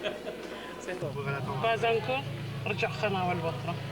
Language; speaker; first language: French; non-native, fluent; Arabic